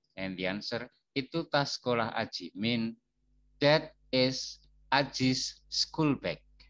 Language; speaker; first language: English; non-native, fluent; Indonesian